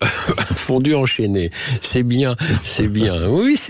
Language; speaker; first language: French; native; French